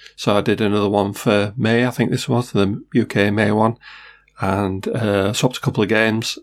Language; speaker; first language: English; native; English